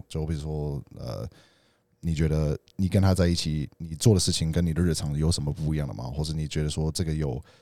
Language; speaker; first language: Chinese; non-native, fluent; English